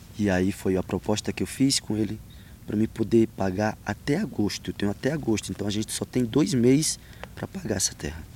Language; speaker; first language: Portuguese; non-native, local second language; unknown